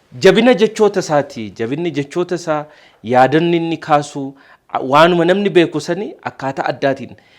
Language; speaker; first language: Oromo; native; Oromo